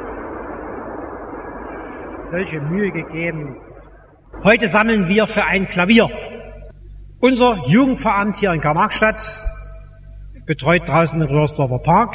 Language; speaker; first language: German; native; German